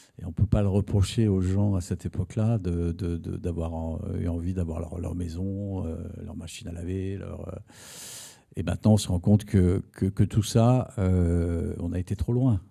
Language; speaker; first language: French; native; French